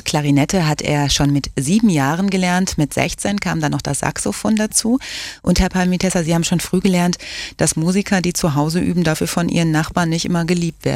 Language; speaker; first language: German; native; German